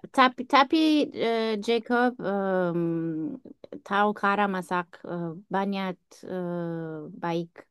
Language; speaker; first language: Indonesian; non-native, learner; English